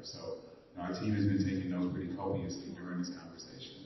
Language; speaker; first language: English; native; English